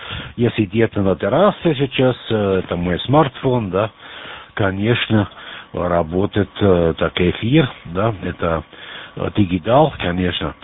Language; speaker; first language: Russian; non-native, learner; German